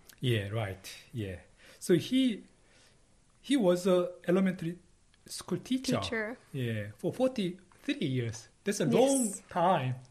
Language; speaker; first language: English; non-native, fluent; Korean